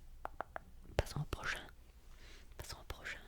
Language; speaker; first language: French; early bilingual, heritage; French